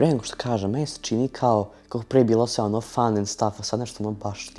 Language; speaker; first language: Serbian; early bilingual, heritage; Serbian